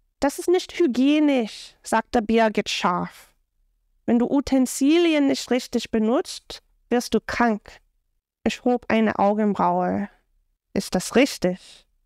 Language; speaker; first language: German; non-native, fluent; English